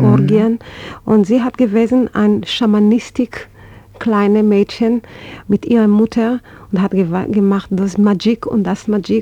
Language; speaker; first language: German; non-native, learner; Hebrew